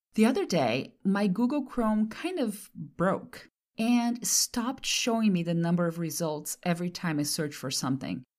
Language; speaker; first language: English; non-native, fluent; Portuguese